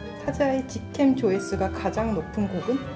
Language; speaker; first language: Korean; native; Korean